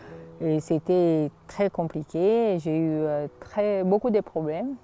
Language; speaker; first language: French; non-native, fluent; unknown